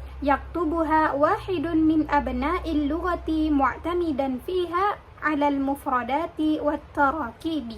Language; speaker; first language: Arabic; non-native, learner; Indonesian